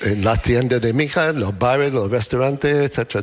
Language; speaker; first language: Spanish; non-native, learner; English